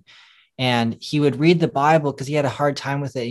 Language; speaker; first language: English; native; English